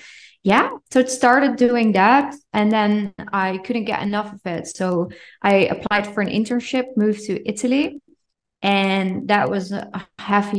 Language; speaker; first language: English; non-native, fluent; Dutch